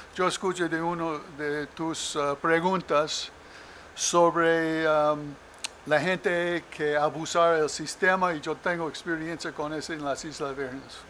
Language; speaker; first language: Spanish; non-native, learner; English